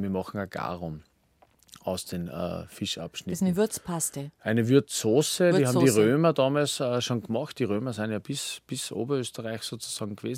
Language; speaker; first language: German; native; German